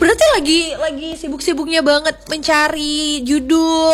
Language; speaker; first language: Indonesian; native; Indonesian